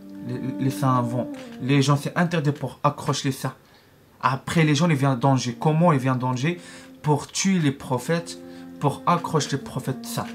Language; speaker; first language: French; non-native, learner; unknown